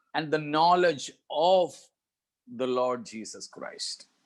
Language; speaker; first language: English; non-native, local second language; Malayalam